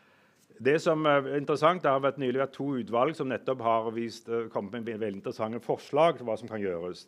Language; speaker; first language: Norwegian; native; Norwegian